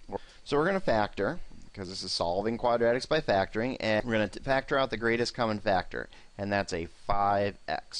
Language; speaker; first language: English; native; English